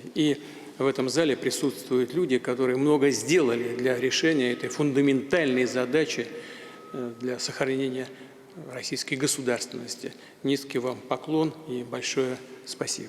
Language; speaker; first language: Russian; native; Russian